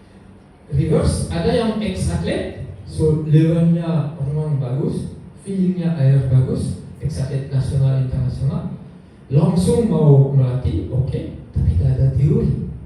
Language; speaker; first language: Indonesian; non-native, learner; French